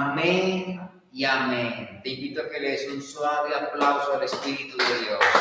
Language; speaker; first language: Spanish; native; Spanish